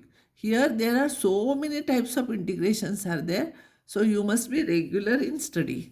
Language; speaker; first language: English; non-native, local second language; Marathi